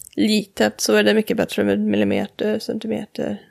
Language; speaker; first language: Swedish; non-native, fluent; English